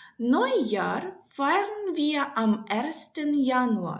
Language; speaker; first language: German; non-native, fluent; Ukrainian